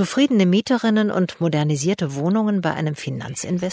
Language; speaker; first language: German; native; German